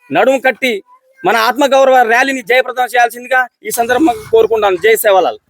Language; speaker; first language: Telugu; non-native, local second language; Lambadi